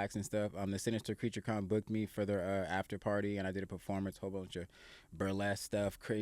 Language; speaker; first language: English; native; English